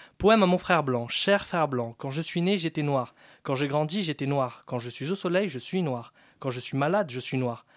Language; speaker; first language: French; native; French